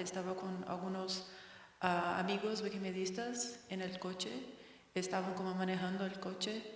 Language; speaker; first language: Spanish; non-native, learner; Portuguese